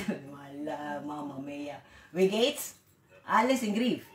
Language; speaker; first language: German; non-native, learner; Waray